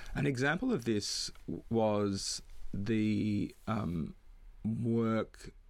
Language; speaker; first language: English; native; English